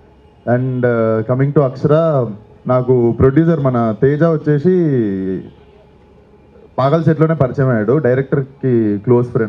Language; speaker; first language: Telugu; native; Telugu